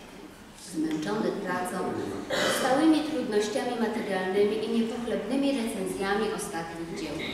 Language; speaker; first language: Polish; native; Polish